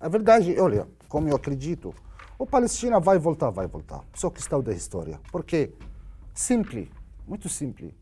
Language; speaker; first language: Portuguese; non-native, learner; Arabic